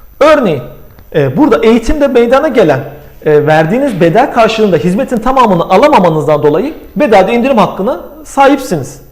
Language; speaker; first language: Turkish; native; Turkish